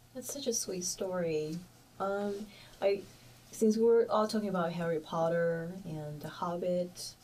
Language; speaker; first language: English; early bilingual, other home language; Chinese